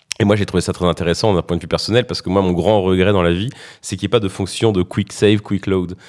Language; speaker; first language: French; native; French